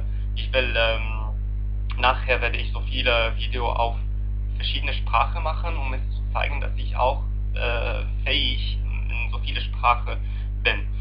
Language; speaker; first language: German; non-native, learner; Arabic